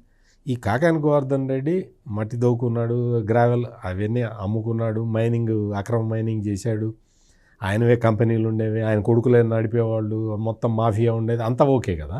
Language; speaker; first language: Telugu; native; Telugu